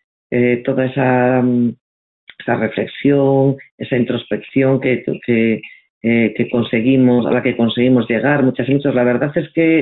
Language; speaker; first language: Spanish; native; Spanish